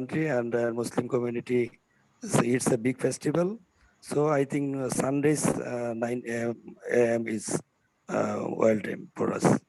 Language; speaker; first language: English; non-native, learner; Bangla